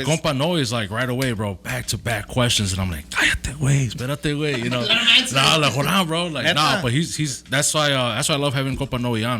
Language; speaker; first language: English; early bilingual, other home language; Spanish